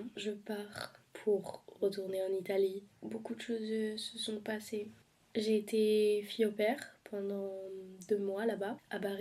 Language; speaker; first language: French; native; French